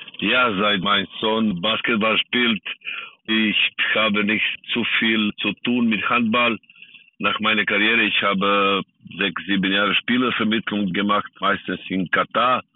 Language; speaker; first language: German; non-native, fluent; Serbian